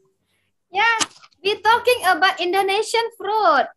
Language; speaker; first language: English; non-native, learner; Indonesian